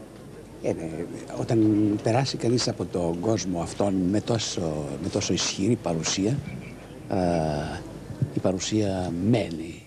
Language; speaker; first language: Greek; native; Greek